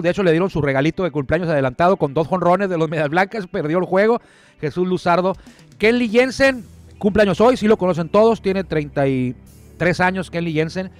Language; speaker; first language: Spanish; native; Spanish